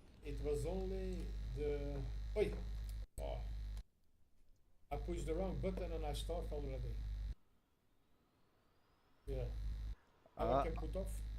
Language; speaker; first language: English; non-native, learner; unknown